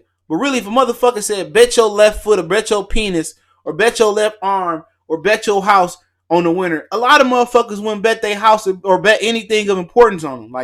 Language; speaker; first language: English; native; English